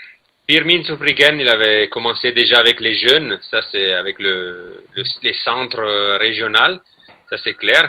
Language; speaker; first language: French; non-native, fluent; Italian